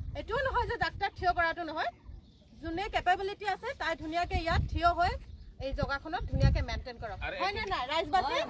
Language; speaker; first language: Assamese; non-native, local second language; Karbi